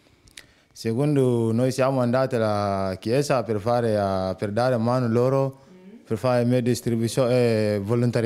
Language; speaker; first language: Italian; non-native, learner; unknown